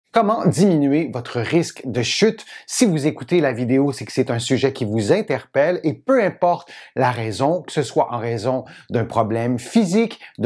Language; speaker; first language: French; native; French